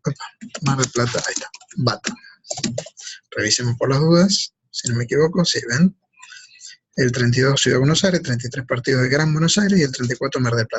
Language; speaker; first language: Spanish; native; Spanish